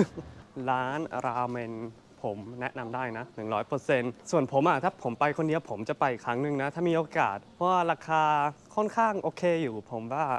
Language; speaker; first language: Thai; non-native, fluent; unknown